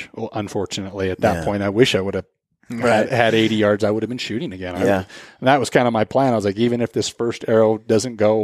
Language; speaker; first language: English; native; English